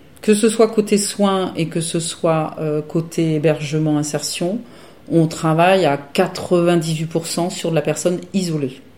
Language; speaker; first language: French; native; French